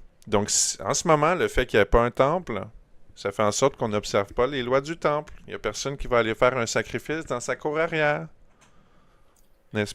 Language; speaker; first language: French; native; French